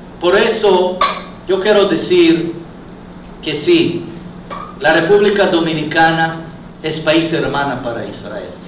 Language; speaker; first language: Spanish; non-native, fluent; Hebrew